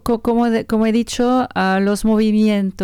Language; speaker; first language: Spanish; non-native, learner; French